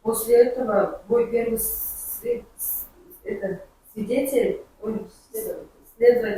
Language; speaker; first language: Russian; non-native, local second language; Kyrgyz